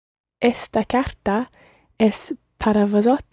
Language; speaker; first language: Spanish; non-native, learner; English